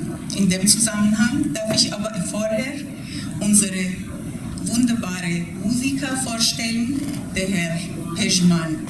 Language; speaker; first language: German; non-native, fluent; Persian